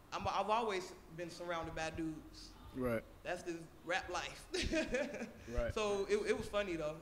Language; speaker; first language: English; native; English